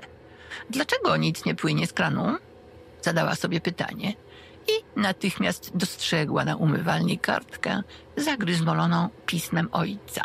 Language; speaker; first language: Polish; native; Polish